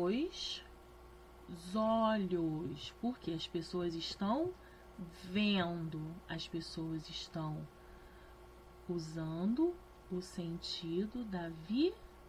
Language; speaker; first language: Portuguese; native; Portuguese